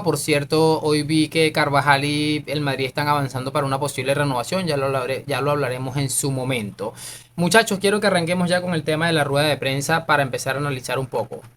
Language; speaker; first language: Spanish; native; Spanish